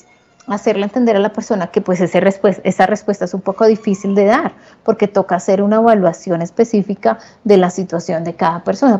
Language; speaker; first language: Spanish; native; Spanish